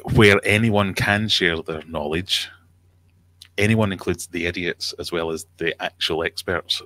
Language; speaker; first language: English; native; English